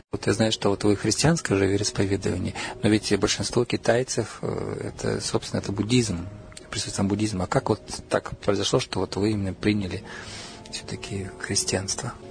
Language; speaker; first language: Russian; native; Russian